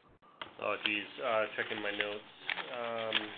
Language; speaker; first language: English; native; English